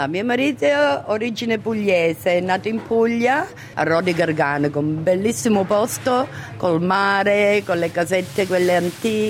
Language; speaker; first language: Italian; early bilingual, other home language; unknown